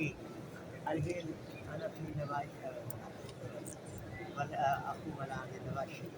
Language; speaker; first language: Arabic; non-native, learner; Urdu